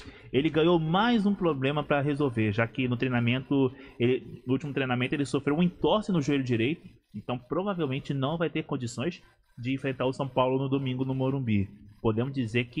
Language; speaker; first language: Portuguese; native; Portuguese